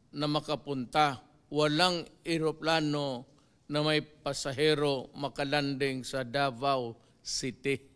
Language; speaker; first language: Filipino; non-native, local second language; Cebuano